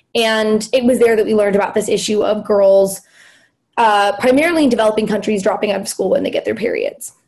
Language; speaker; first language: English; native; English